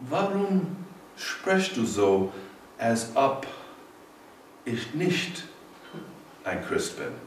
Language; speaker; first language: German; non-native, learner; English